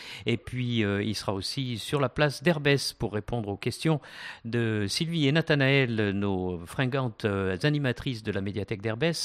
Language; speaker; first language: French; native; French